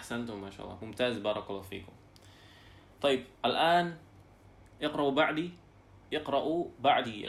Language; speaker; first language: Arabic; non-native, fluent; Indonesian